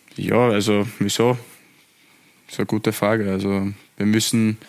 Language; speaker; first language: German; native; German